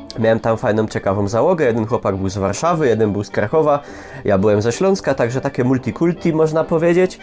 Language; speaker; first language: Polish; native; Polish